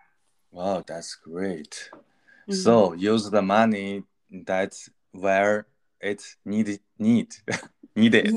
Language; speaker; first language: English; non-native, learner; Chinese